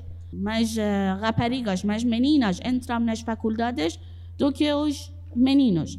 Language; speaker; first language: Portuguese; non-native, fluent; Persian